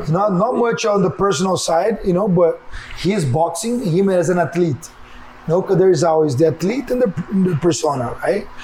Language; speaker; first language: English; non-native, fluent; Portuguese